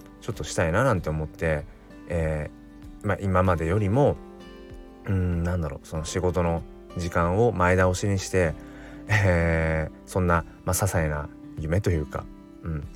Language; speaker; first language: Japanese; native; Japanese